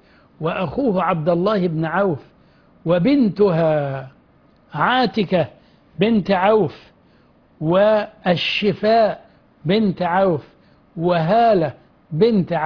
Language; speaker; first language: Arabic; native; Arabic